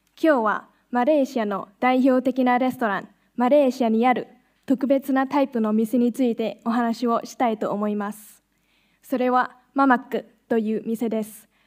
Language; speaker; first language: Japanese; non-native, fluent; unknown